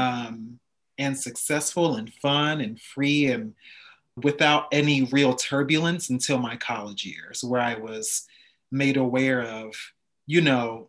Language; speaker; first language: English; native; English